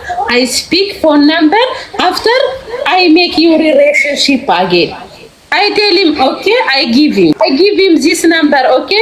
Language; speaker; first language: English; non-native, learner; Amharic